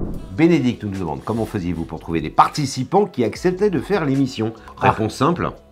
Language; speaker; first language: French; native; French